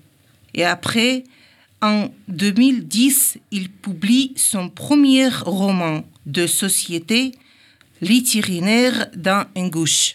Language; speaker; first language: French; non-native, learner; Ingush